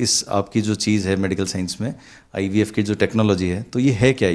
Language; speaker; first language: Hindi; native; Hindi